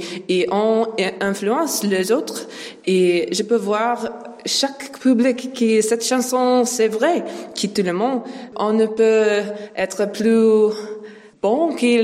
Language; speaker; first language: French; non-native, learner; English